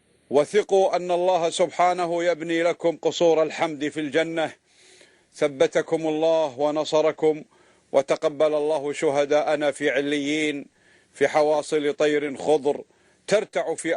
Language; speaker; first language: Arabic; native; Arabic